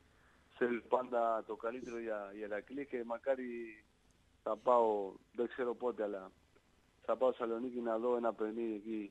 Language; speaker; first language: Greek; non-native, learner; Spanish